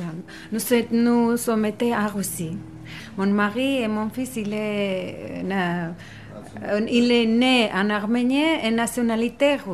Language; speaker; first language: French; non-native, learner; Armenian